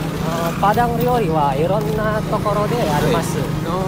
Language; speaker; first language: Japanese; non-native, learner; Indonesian